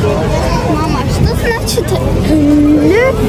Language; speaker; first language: Russian; early bilingual, heritage; Russian